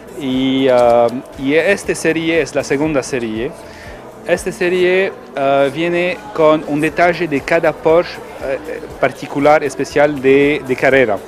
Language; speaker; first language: Spanish; non-native, fluent; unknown